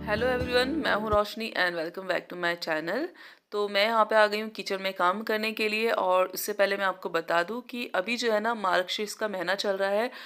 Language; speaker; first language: Hindi; non-native, local second language; Marathi